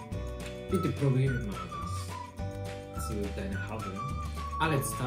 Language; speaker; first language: German; non-native, learner; Japanese